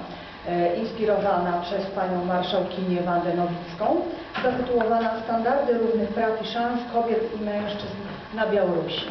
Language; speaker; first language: Polish; native; Polish